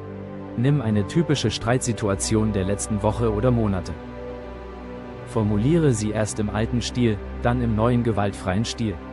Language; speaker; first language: German; native; German